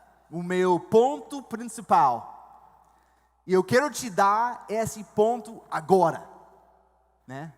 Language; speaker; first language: Portuguese; non-native, fluent; English